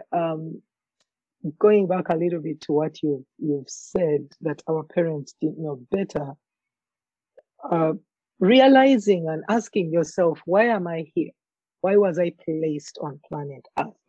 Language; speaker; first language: English; non-native, local second language; Ganda